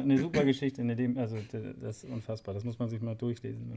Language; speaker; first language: German; native; German